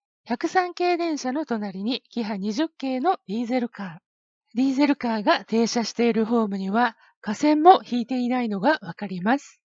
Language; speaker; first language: Japanese; native; Japanese